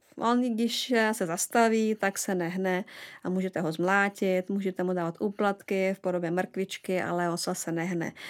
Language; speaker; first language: Czech; non-native, fluent; Russian